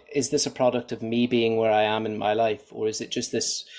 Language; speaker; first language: English; native; English